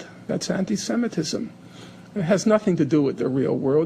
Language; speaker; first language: English; native; English